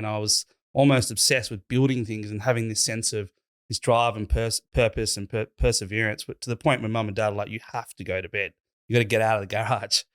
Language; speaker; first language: English; native; English